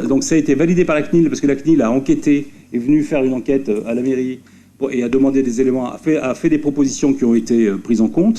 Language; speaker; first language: French; native; French